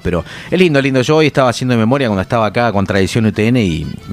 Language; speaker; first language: Spanish; native; Spanish